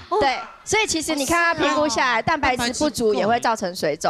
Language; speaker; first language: Chinese; native; Chinese